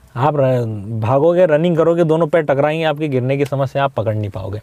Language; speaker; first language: Hindi; native; Hindi